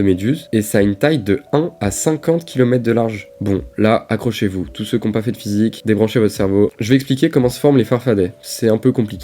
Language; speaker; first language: French; native; French